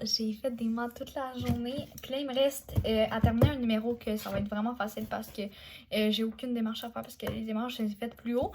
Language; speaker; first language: French; native; French